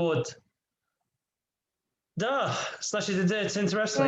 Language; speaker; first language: Russian; non-native, learner; English